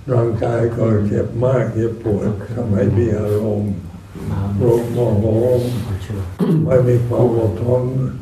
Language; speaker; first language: Thai; non-native, fluent; English